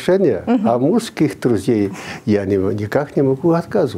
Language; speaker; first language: Russian; non-native, fluent; Chinese